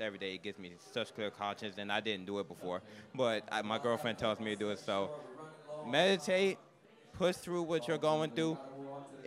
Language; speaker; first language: English; native; English